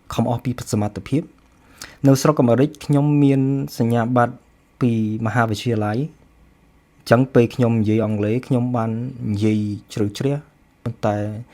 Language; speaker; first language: Khmer; early bilingual, heritage; Khmer